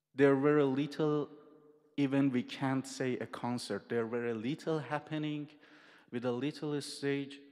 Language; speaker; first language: English; non-native, fluent; Persian